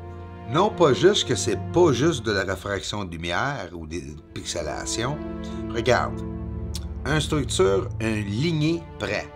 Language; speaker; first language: French; native; French